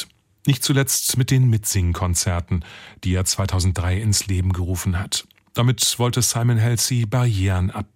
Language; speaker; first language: German; native; German